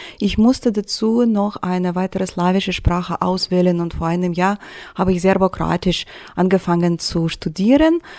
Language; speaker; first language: German; non-native, fluent; Russian